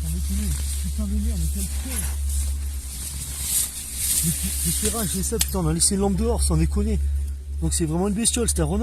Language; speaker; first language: French; native; French